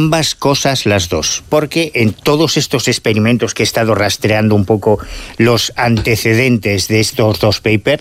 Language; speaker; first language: Spanish; native; Spanish